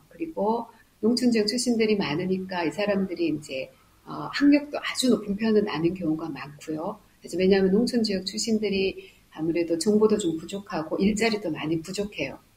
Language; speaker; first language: Korean; native; Korean